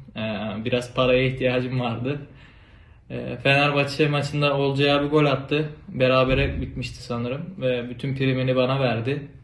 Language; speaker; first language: Turkish; native; Turkish